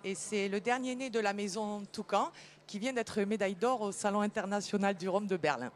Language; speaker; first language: French; native; French